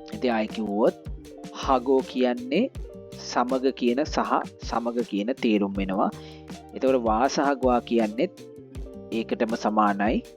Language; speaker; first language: Sinhala; native; Sinhala